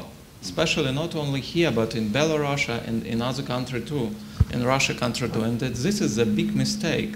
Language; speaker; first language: English; non-native, learner; Ukrainian